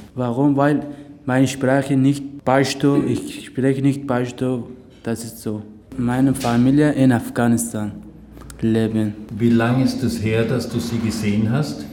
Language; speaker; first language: German; non-native, fluent; Persian